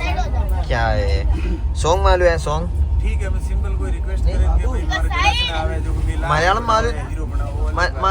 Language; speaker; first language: Hindi; non-native, local second language; Malayalam